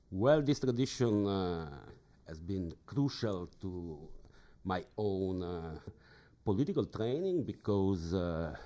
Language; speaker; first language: English; non-native, fluent; Italian